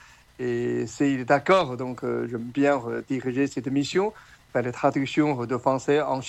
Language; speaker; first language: French; non-native, fluent; Chinese